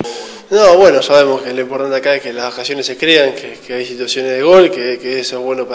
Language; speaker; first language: Spanish; native; Spanish